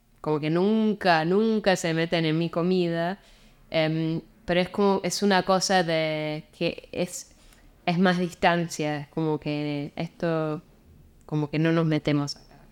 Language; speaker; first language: Spanish; non-native, fluent; English